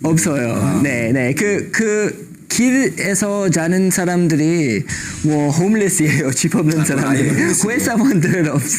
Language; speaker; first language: Korean; non-native, learner; English